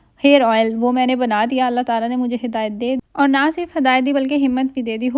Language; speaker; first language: Urdu; native; Urdu